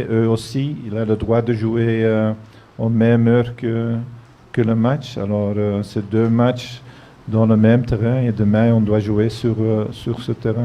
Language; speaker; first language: French; non-native, fluent; Dutch